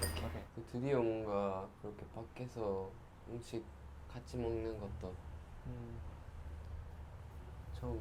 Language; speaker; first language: Korean; non-native, learner; Japanese